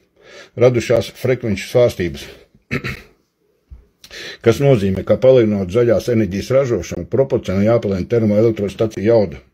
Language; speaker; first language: Latvian; native; Latvian